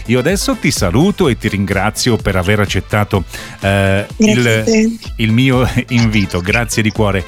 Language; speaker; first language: Italian; native; Italian